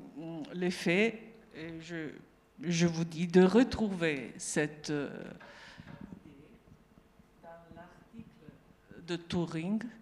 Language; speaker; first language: French; non-native, fluent; Italian